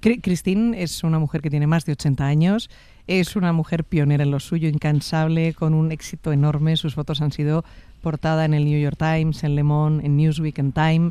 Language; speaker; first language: Spanish; native; Spanish